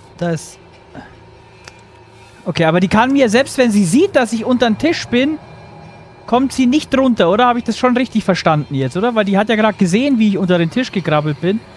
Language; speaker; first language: German; native; German